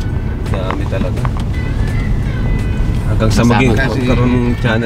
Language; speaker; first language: Filipino; native; Filipino